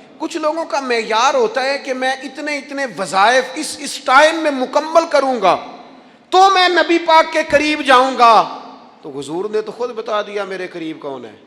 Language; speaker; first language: Urdu; non-native, local second language; Punjabi